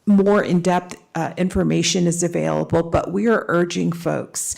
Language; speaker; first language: English; native; English